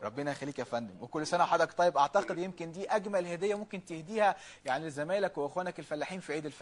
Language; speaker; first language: Arabic; native; Arabic